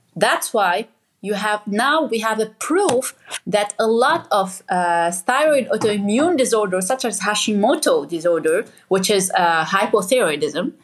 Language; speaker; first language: English; non-native, fluent; Arabic